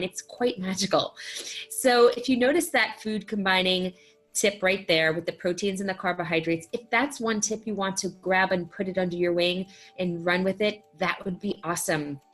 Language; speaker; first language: English; native; English